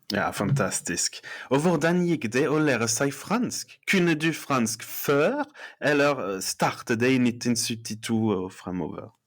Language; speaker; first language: Norwegian; non-native, fluent; French